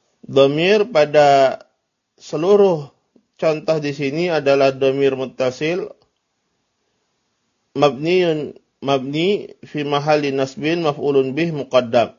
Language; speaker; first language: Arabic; non-native, fluent; Indonesian